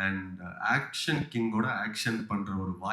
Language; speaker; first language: Tamil; native; Tamil